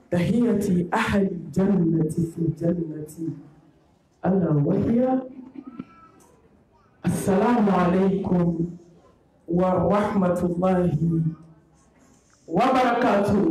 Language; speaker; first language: Arabic; non-native, fluent; Dyula